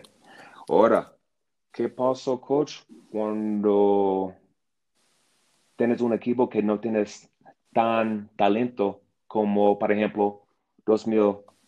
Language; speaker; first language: Spanish; non-native, learner; English